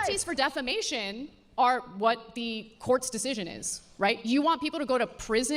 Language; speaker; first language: English; native; English